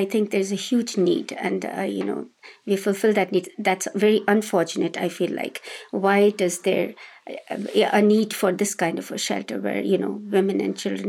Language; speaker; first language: English; non-native, local second language; Hindi